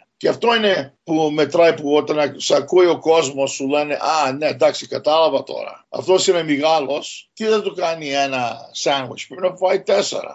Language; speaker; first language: Greek; early bilingual, heritage; Greek